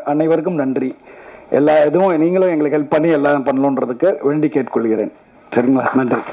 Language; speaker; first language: Tamil; native; Tamil